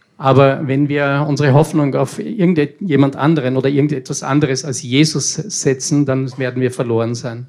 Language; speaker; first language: German; native; German